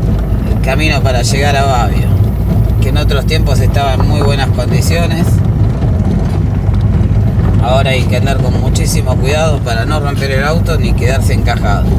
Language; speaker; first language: Spanish; native; Spanish